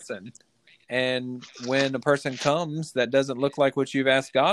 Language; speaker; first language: English; native; English